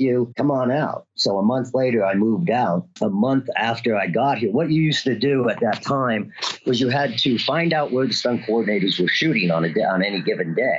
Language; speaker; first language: English; native; English